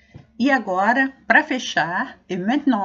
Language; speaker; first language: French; non-native, fluent; Portuguese